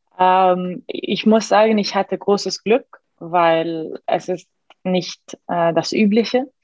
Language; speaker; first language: German; non-native, fluent; Arabic